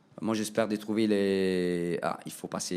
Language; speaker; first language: French; non-native, learner; Italian